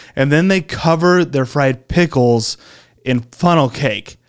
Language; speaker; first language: English; native; English